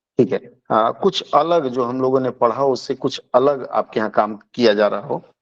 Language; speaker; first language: Hindi; native; Hindi